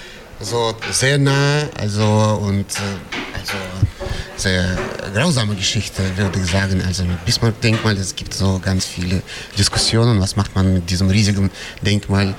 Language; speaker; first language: German; non-native, fluent; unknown